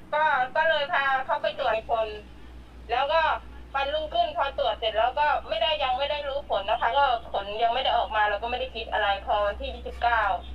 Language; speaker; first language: Thai; native; Thai